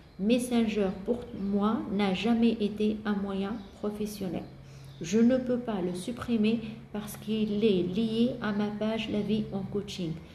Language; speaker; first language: French; non-native, local second language; Arabic